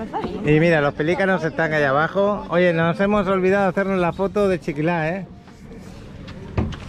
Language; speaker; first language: Spanish; native; Spanish